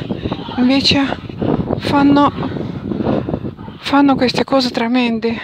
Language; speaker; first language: Italian; non-native, learner; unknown